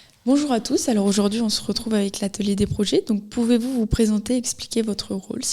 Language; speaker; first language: French; native; French